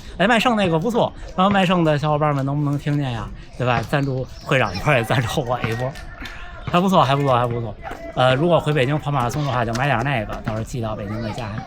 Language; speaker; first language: Chinese; native; Chinese